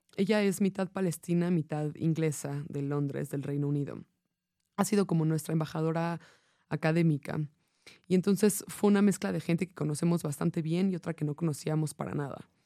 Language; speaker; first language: Spanish; non-native, fluent; English